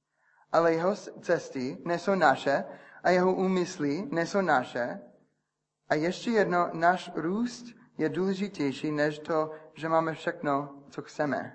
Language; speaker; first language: Czech; non-native, fluent; English